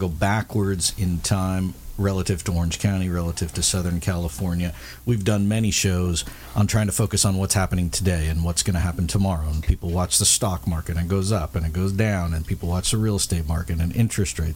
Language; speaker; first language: English; native; English